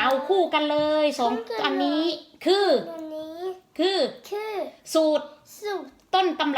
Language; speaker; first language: Thai; native; Thai